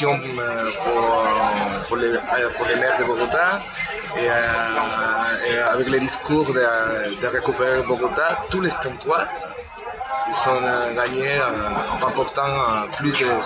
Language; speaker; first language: French; non-native, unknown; Spanish